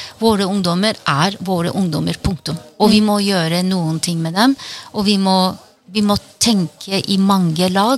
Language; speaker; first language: Norwegian; non-native, fluent; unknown